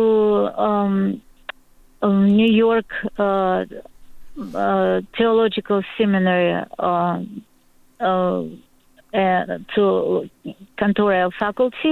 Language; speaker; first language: English; non-native, learner; Russian